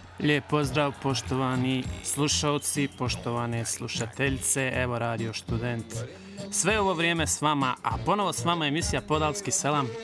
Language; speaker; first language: Croatian; early bilingual, heritage; Bosnian